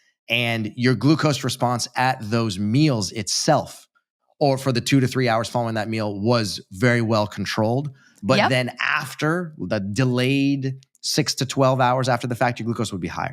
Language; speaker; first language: English; native; English